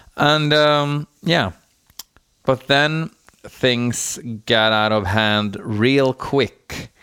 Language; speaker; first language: English; non-native, fluent; Swedish